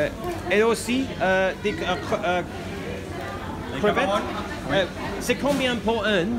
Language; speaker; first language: French; non-native, learner; English